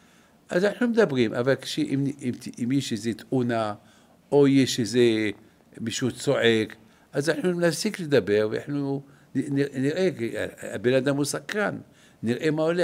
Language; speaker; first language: Hebrew; non-native, fluent; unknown